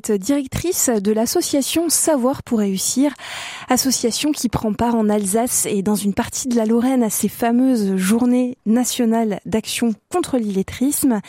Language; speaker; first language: French; native; French